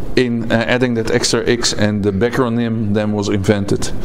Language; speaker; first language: English; non-native, fluent; Dutch